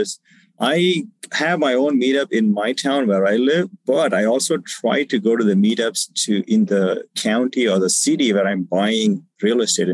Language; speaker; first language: English; non-native, local second language; Tamil